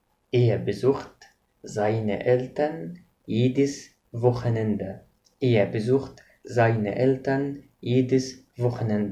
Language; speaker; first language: German; non-native, fluent; Arabic